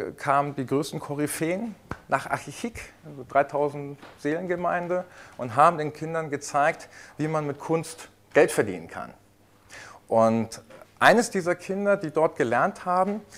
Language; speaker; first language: German; early bilingual, heritage; Spanish